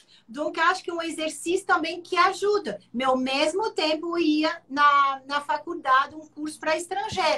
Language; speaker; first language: Portuguese; non-native, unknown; French